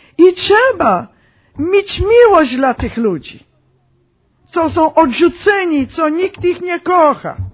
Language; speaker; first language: Polish; early bilingual, heritage; Polish